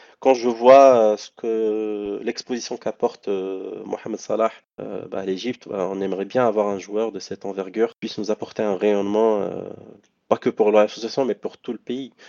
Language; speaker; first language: French; non-native, local second language; Arabic